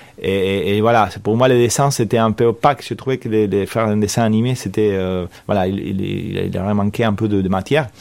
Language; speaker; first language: French; non-native, fluent; Spanish